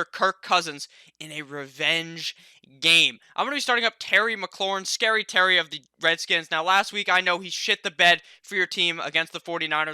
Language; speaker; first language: English; native; English